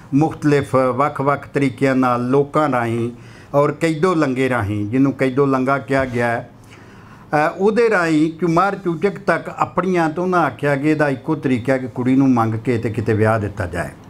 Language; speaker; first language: Punjabi; native; Punjabi